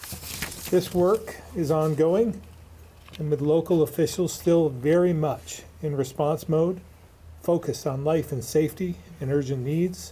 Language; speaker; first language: English; native; English